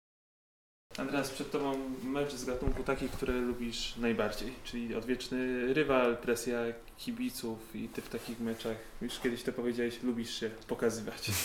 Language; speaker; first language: Polish; native; Polish